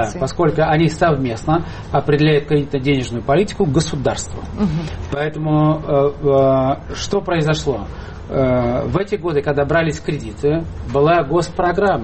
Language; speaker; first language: Russian; native; Russian